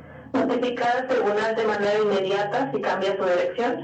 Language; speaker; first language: Spanish; native; Spanish